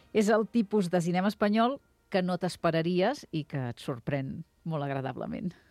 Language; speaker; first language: Catalan; native; Catalan